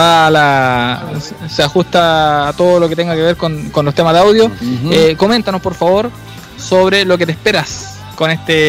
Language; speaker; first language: Spanish; native; Spanish